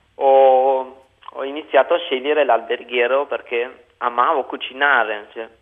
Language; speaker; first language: Italian; non-native, fluent; Albanian